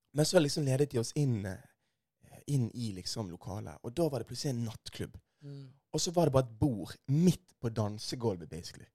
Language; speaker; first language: Norwegian; native; Norwegian